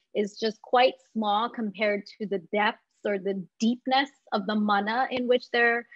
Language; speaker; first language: English; native; English